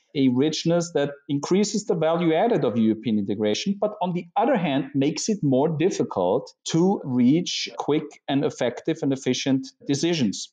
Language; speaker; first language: English; non-native, fluent; German